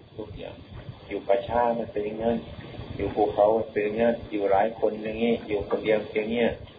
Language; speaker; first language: Thai; non-native, local second language; Lao